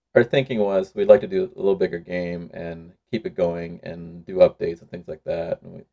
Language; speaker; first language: English; non-native, local second language; Sinhala